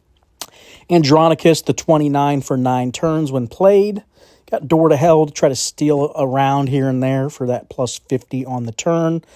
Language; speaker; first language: English; native; English